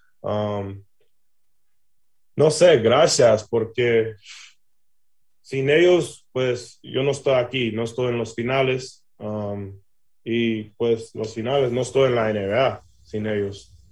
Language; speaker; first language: Spanish; early bilingual, heritage; English